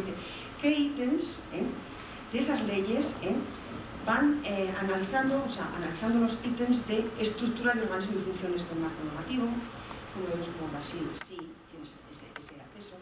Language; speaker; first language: Spanish; native; Spanish